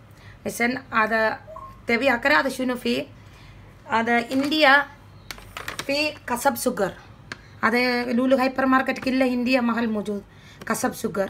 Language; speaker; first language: Arabic; non-native, learner; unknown